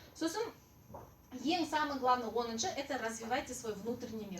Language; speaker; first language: Russian; non-native, local second language; Kazakh